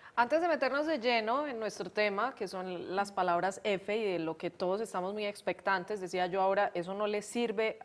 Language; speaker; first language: Spanish; native; Spanish